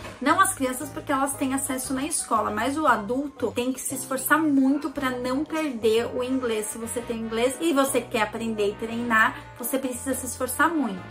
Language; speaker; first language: Portuguese; native; Portuguese